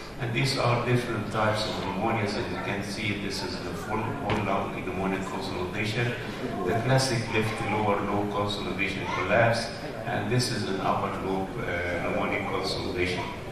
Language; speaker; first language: English; non-native, fluent; Arabic